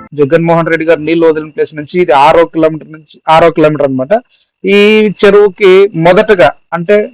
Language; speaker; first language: Telugu; native; Telugu